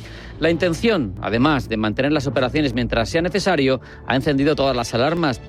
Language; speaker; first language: Spanish; native; Spanish